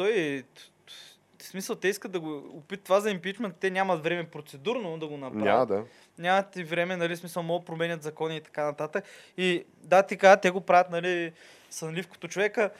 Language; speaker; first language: Bulgarian; native; Bulgarian